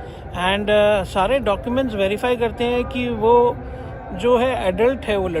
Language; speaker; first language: Hindi; non-native, local second language; Malayalam